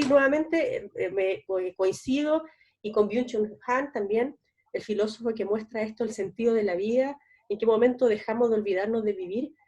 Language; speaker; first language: Spanish; native; Spanish